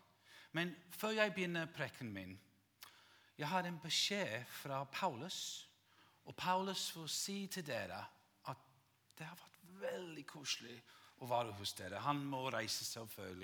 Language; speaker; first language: Norwegian; non-native, fluent; English